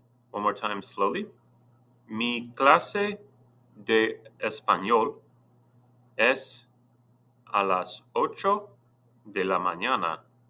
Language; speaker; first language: Spanish; non-native, fluent; English